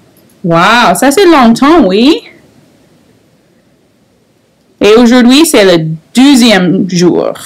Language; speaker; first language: French; non-native, fluent; English